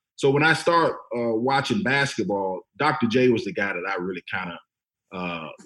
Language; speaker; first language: English; native; English